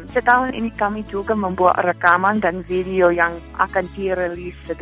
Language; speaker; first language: Indonesian; non-native, fluent; English